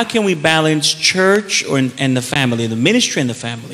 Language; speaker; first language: English; early bilingual, other home language; Spanish